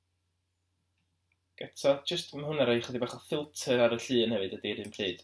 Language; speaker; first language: Welsh; native; Welsh